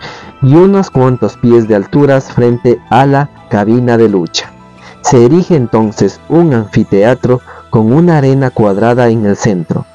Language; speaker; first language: Spanish; native; Spanish